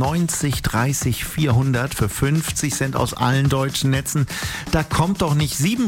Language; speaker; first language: German; native; German